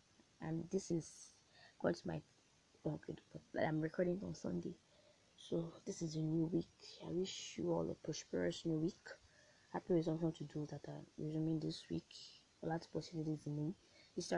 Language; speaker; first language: English; non-native, local second language; Yoruba